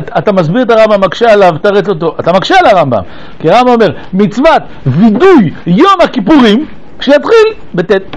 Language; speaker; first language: Hebrew; early bilingual, other home language; French